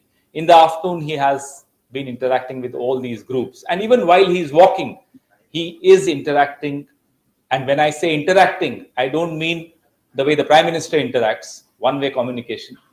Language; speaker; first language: English; non-native, local second language; Hindi